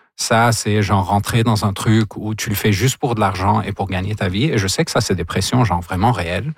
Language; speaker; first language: French; non-native, local second language; Arabic